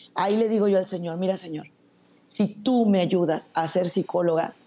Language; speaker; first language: Spanish; native; Spanish